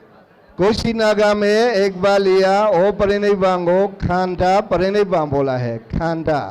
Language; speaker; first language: Hindi; non-native, learner; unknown